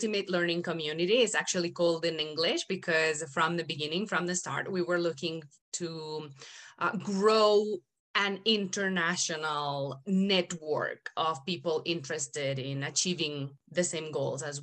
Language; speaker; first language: English; non-native, fluent; Spanish